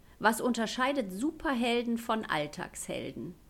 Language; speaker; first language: German; native; German